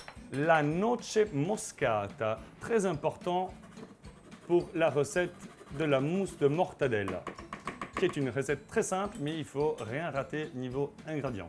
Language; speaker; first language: French; non-native, fluent; Italian